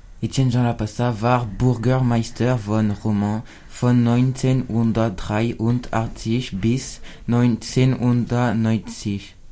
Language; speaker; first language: German; non-native, learner; French